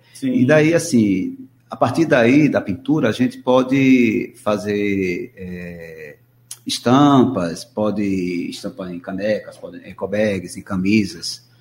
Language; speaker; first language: Portuguese; native; Portuguese